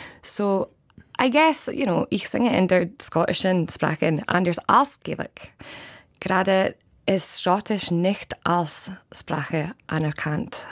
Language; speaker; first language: German; non-native, learner; English